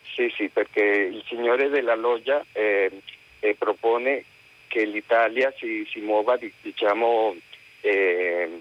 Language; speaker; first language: Italian; non-native, fluent; Spanish